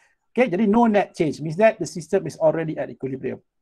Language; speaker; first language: English; non-native, local second language; Malay